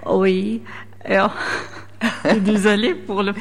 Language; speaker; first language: French; non-native, learner; Arabic